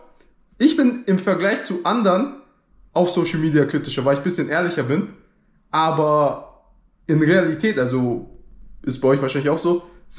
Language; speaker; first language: German; native; German